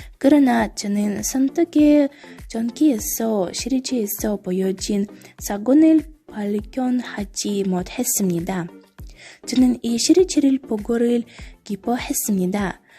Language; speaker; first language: Korean; non-native, learner; Russian